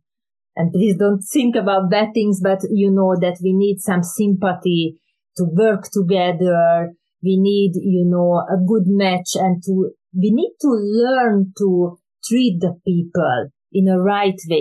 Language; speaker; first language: English; non-native, fluent; Hungarian